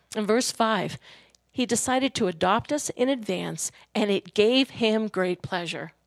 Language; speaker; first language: English; native; English